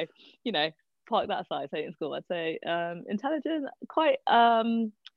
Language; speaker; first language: English; native; English